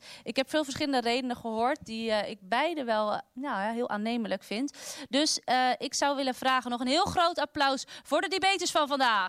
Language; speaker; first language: Dutch; native; Dutch